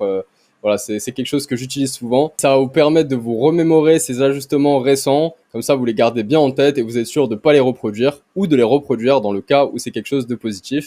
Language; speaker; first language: French; native; French